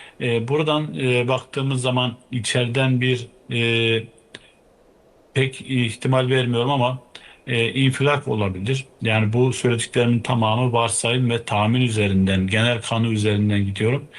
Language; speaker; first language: Turkish; native; Turkish